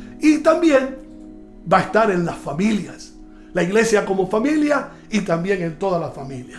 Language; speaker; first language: Spanish; native; Spanish